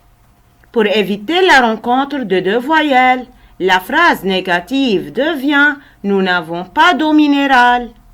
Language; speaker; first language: French; non-native, local second language; Arabic